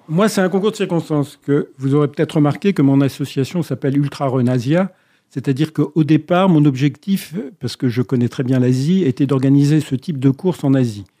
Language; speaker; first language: French; native; French